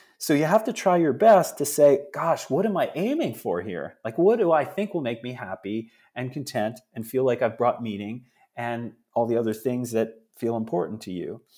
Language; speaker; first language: English; early bilingual, other home language; Italian